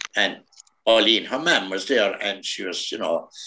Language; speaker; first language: English; native; English